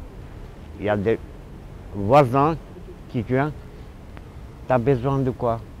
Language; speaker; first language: French; non-native, fluent; Romanian